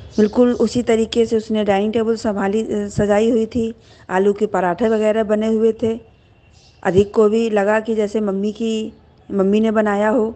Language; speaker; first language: Hindi; native; Hindi